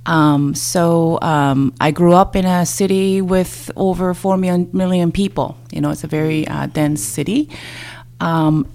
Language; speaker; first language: English; non-native, fluent; Korean